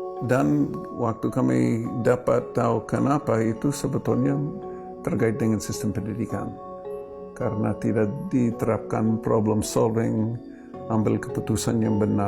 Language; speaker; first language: Indonesian; non-native, fluent; English